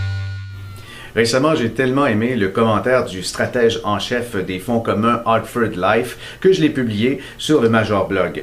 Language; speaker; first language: French; native; French